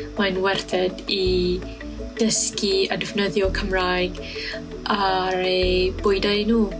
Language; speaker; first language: Welsh; non-native, fluent; Malay